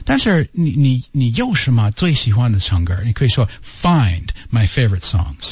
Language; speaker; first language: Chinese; non-native, learner; English